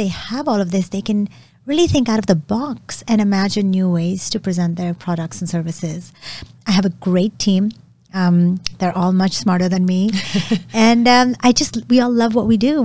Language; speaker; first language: English; non-native, local second language; Urdu